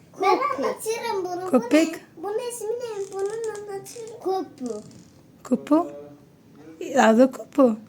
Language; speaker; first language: Turkish; early bilingual, heritage; Turkish